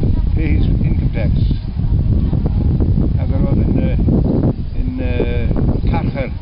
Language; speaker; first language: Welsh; non-native, learner; Irish